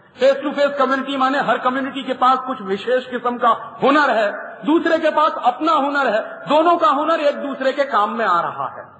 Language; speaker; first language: Hindi; native; Hindi